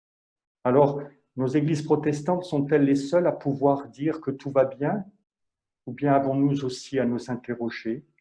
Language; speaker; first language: French; native; French